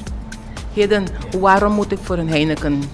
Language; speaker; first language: Dutch; non-native, local second language; Papiamento